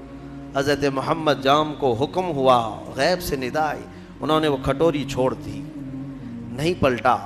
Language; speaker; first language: Urdu; native; Urdu